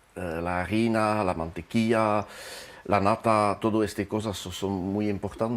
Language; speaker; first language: Spanish; non-native, fluent; French